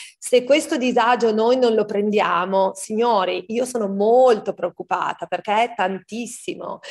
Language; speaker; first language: Italian; native; Italian